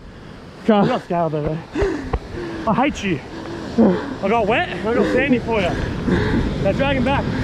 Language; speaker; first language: English; native; English